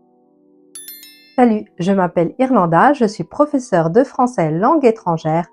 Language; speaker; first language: French; non-native, fluent; Italian